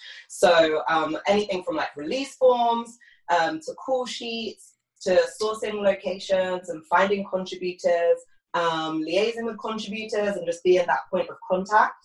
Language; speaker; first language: English; native; English